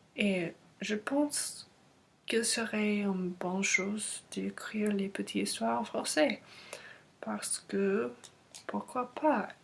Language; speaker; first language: French; non-native, learner; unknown